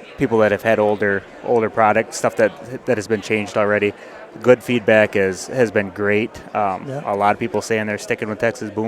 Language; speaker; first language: English; native; English